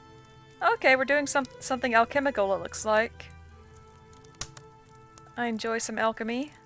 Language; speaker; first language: English; native; English